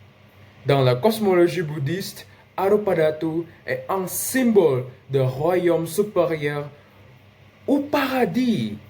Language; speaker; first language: French; non-native, learner; Indonesian